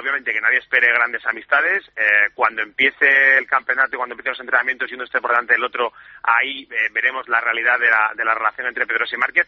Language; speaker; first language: Spanish; native; Spanish